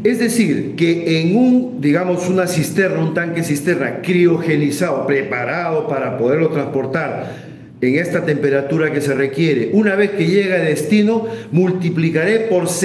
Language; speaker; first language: Spanish; native; Spanish